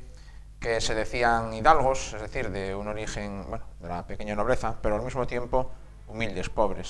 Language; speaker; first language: Spanish; native; Spanish